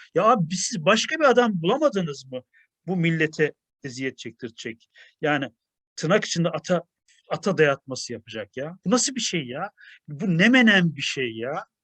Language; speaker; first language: Turkish; native; Turkish